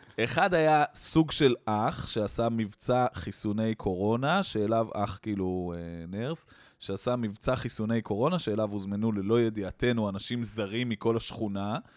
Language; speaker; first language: Hebrew; native; Hebrew